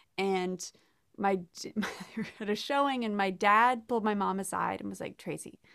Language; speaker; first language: English; native; English